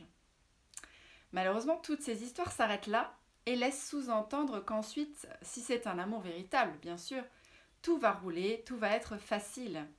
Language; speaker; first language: French; native; French